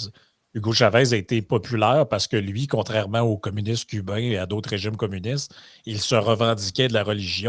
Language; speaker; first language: French; native; French